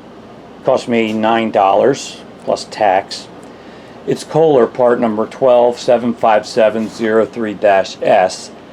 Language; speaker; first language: English; native; English